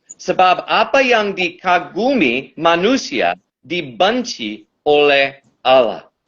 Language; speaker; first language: Indonesian; non-native, learner; English